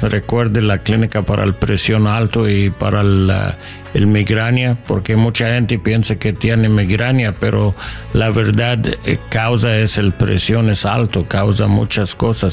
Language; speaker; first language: Spanish; non-native, learner; English